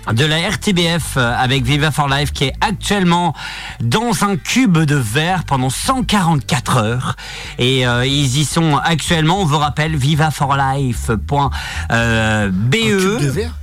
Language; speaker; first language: French; native; French